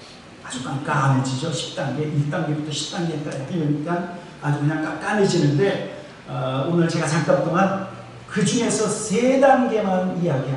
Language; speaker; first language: Korean; native; Korean